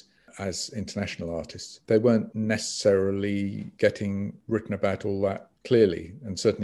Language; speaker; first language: English; native; English